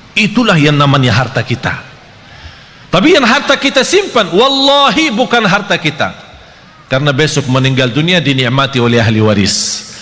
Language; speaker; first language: Malay; non-native, fluent; Arabic